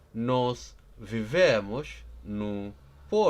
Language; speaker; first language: Portuguese; non-native, learner; Nepali